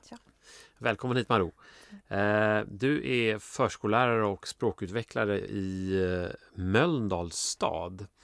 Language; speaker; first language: Swedish; native; Swedish